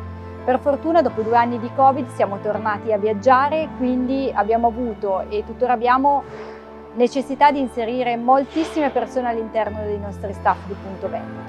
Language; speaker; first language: Italian; native; Italian